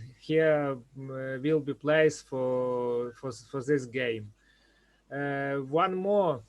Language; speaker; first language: English; non-native, learner; Ukrainian